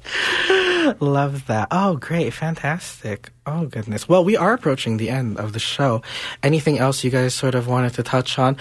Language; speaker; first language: English; native; English